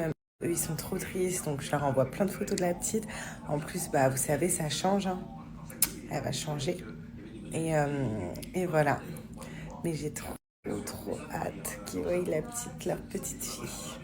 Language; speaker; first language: French; native; French